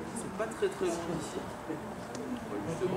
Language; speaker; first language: French; native; French